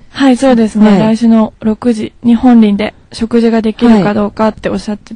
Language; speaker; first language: Japanese; native; Japanese